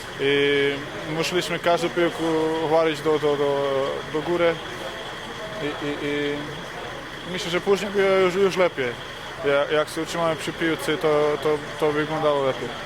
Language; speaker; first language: Polish; non-native, learner; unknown